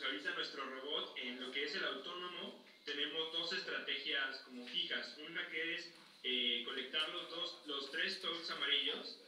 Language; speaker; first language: Spanish; native; Spanish